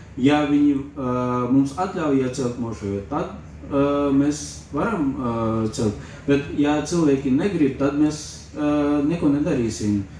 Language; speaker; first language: Latvian; non-native, learner; Urdu